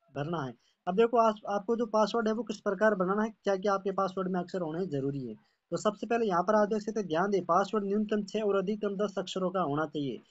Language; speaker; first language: Hindi; native; Hindi